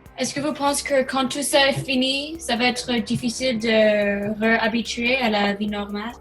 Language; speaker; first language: French; non-native, learner; English